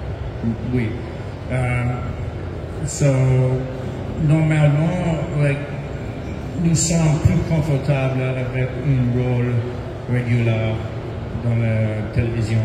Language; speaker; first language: French; non-native, learner; English